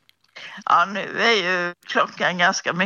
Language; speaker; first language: Swedish; native; Swedish